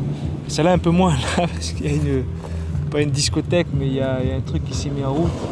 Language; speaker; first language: French; native; French